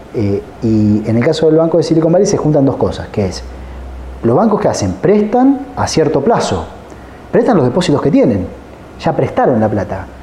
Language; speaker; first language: Spanish; native; Spanish